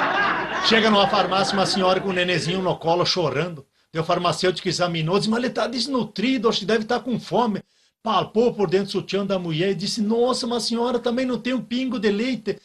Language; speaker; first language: Portuguese; native; Portuguese